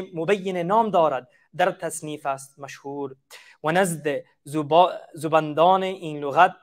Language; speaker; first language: Persian; non-native, fluent; English